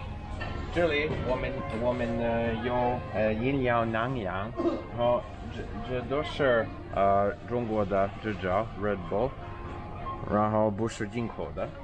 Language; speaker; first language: Chinese; non-native, learner; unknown